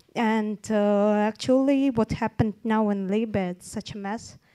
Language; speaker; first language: English; non-native, fluent; Turkmen